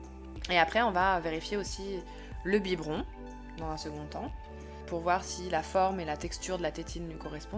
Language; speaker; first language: French; native; French